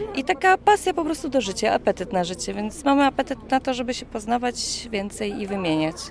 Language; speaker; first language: Polish; native; Polish